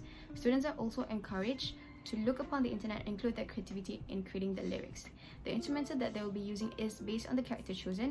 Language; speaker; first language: English; non-native, local second language; Malay